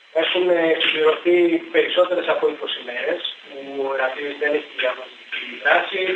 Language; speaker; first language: Greek; native; Greek